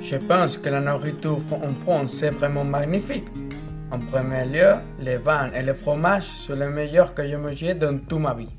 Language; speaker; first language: French; non-native, fluent; Spanish